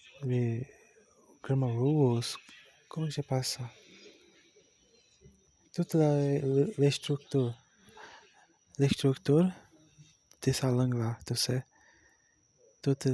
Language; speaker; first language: French; non-native, learner; Portuguese